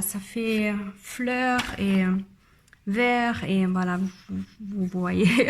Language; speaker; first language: French; non-native, learner; German